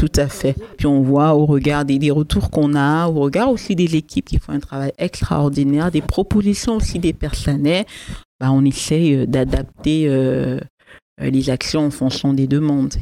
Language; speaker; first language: French; native; French